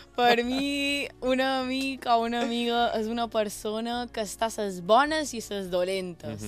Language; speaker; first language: Catalan; non-native, fluent; English